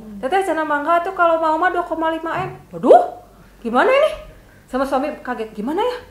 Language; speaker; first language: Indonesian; native; Indonesian